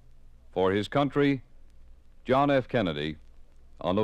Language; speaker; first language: English; native; English